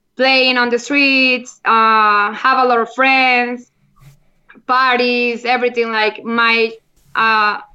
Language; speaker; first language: English; non-native, learner; Spanish